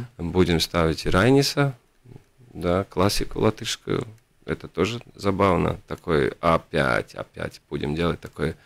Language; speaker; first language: Russian; non-native, local second language; Latvian